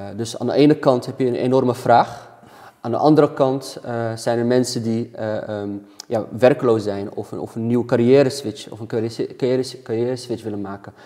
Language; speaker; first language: Dutch; native; Dutch